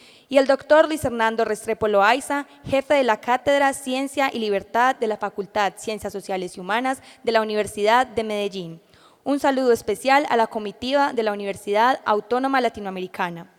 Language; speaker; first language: Spanish; native; Spanish